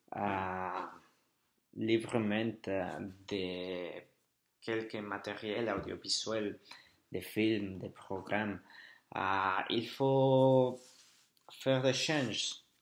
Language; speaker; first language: French; non-native, learner; Spanish